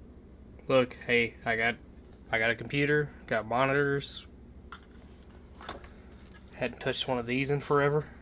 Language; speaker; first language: English; native; English